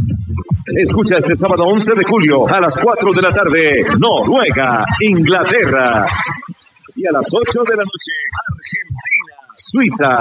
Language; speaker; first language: Spanish; native; Spanish